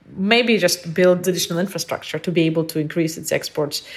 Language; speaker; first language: English; early bilingual, other home language; Ukrainian